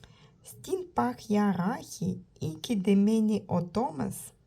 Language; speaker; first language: Greek; non-native, learner; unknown